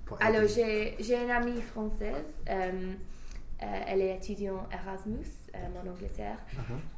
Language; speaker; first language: French; non-native, fluent; English